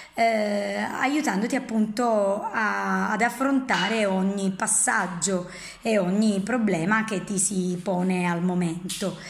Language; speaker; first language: Italian; native; Italian